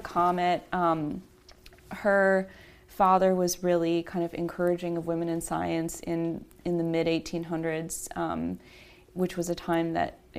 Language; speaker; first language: English; native; English